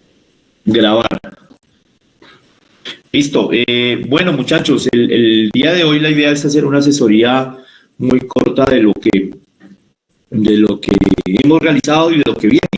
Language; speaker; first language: Spanish; native; Spanish